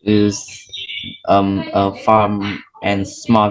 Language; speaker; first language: English; non-native, learner; Vietnamese